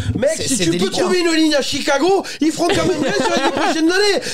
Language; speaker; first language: French; native; French